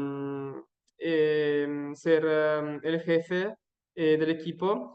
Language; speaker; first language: Spanish; non-native, learner; Italian